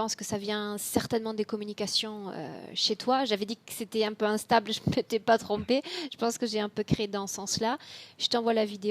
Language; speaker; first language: French; native; French